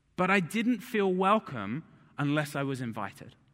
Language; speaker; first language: English; native; English